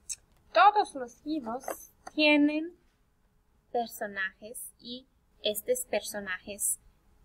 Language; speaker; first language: Spanish; non-native, fluent; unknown